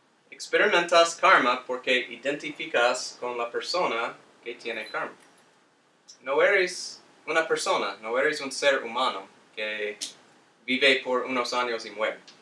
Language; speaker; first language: Spanish; non-native, fluent; English